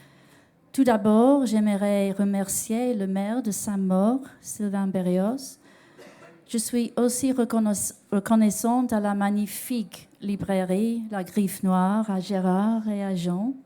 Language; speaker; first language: French; non-native, learner; English